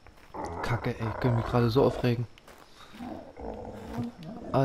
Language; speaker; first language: German; native; German